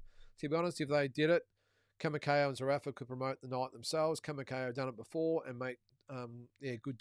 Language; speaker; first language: English; native; English